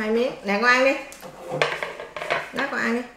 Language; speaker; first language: Vietnamese; native; Vietnamese